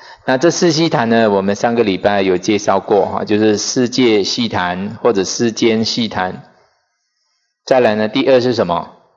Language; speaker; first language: Chinese; non-native, fluent; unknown